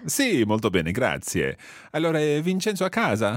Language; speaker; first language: Italian; non-native, fluent; English